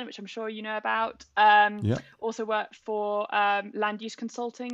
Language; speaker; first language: English; native; English